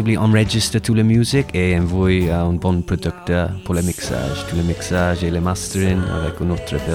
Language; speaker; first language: French; non-native, learner; English